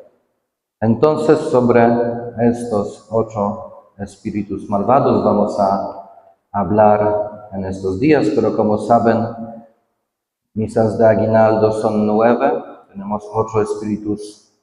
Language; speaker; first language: Spanish; non-native, fluent; Polish